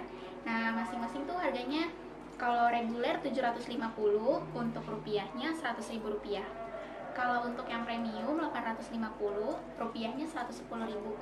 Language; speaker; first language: Indonesian; native; Indonesian